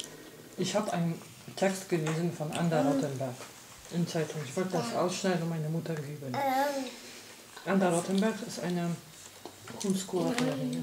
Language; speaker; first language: German; non-native, fluent; Polish